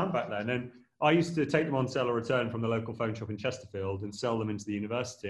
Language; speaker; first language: English; native; English